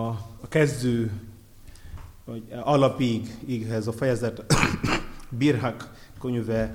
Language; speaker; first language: Hungarian; non-native, learner; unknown